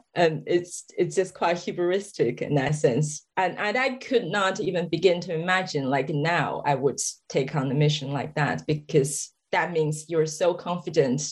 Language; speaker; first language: English; non-native, fluent; Chinese